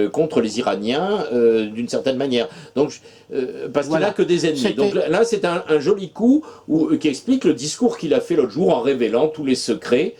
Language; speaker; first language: French; native; French